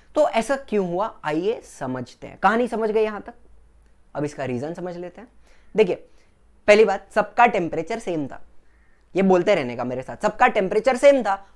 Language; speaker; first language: Hindi; non-native, local second language; Gujarati